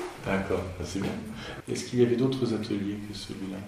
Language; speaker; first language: French; native; French